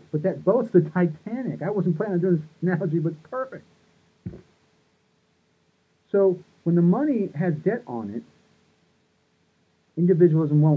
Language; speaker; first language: English; native; English